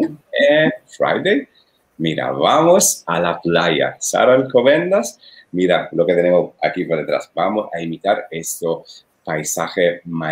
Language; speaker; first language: Spanish; non-native, fluent; Italian